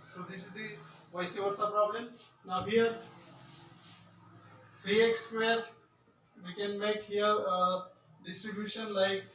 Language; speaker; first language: English; non-native, local second language; Marathi